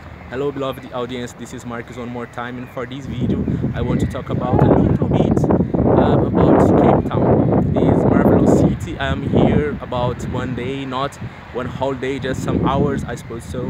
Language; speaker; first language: English; non-native, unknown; Portuguese